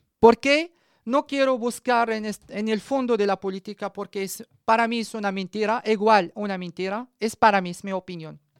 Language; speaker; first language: Spanish; non-native, learner; Arabic